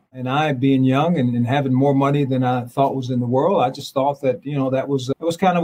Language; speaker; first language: English; early bilingual, other home language; Spanish